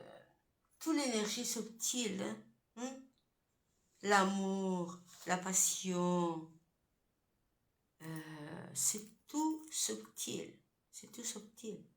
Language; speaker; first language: French; non-native, fluent; Italian